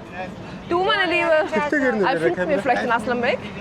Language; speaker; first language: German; non-native, fluent; Mongolian